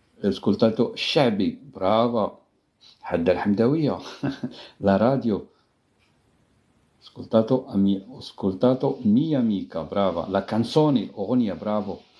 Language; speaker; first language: Italian; non-native, fluent; Arabic